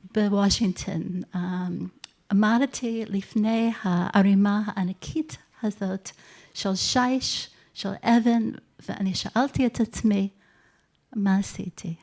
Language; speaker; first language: Hebrew; non-native, fluent; English